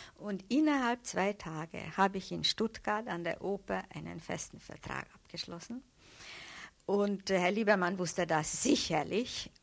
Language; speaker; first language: German; non-native, fluent; Hungarian